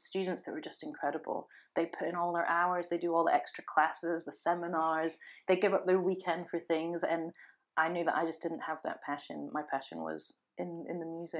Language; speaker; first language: English; native; English